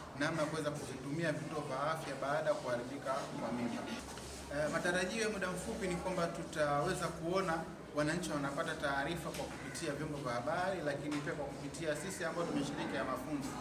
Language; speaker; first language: Swahili; native; Swahili